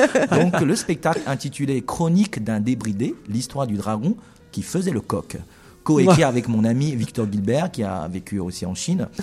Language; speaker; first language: French; non-native, fluent; Chinese